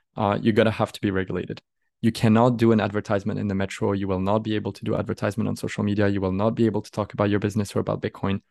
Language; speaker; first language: English; non-native, fluent; French